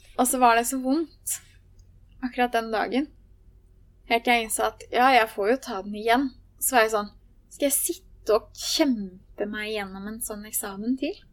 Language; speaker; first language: Norwegian; native; Norwegian